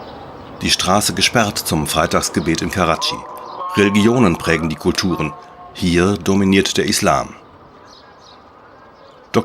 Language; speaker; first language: German; native; German